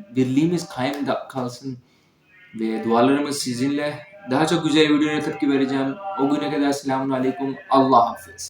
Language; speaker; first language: Turkish; non-native, learner; Urdu